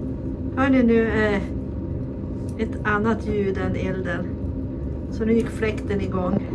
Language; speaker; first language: Swedish; native; Swedish